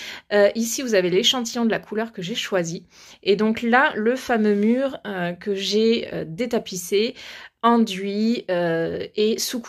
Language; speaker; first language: French; native; French